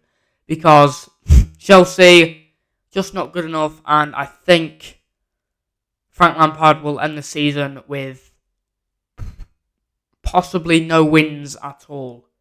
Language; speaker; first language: English; native; English